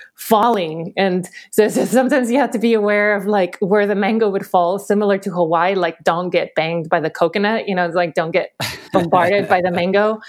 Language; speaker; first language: English; early bilingual, other home language; Spanish